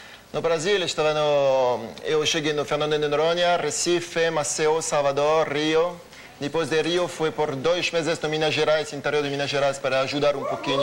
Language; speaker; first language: Portuguese; non-native, learner; French